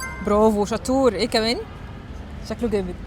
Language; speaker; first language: Arabic; native; Arabic